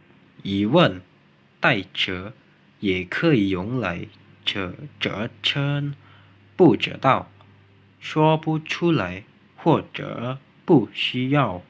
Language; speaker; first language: Chinese; non-native, learner; Indonesian